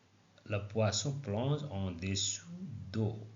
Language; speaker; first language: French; non-native, learner; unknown